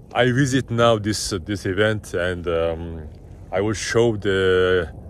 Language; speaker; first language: English; non-native, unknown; Mongolian